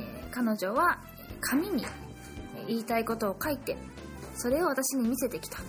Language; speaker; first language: Japanese; native; Japanese